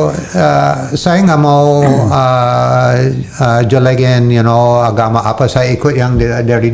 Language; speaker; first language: Indonesian; non-native, learner; English